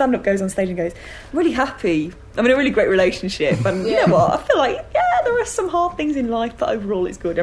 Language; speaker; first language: English; native; English